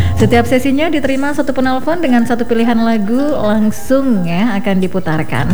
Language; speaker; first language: Indonesian; native; Indonesian